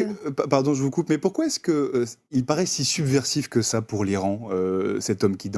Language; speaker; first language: French; native; French